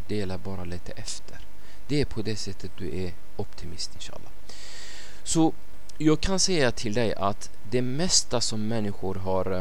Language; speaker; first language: Swedish; non-native, fluent; Arabic